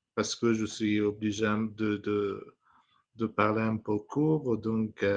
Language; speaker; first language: French; non-native, fluent; Persian